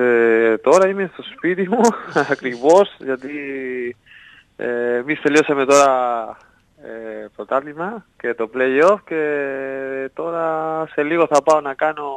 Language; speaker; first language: Greek; non-native, learner; Spanish